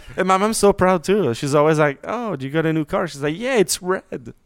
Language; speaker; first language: English; native; English